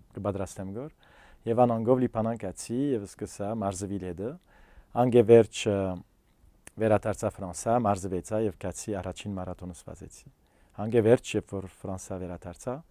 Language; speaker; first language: Armenian; early bilingual, heritage; Armenian